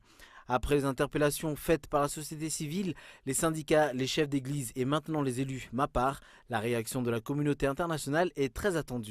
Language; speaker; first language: French; non-native, local second language; Malagasy